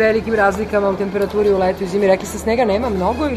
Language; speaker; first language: Serbian; native; Serbian